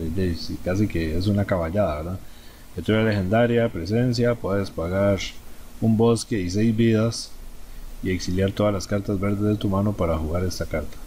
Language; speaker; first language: Spanish; native; Spanish